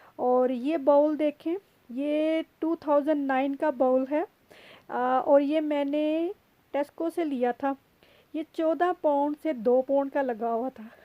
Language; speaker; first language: Urdu; native; Urdu